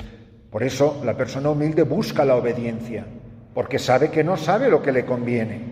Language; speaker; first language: Spanish; native; Spanish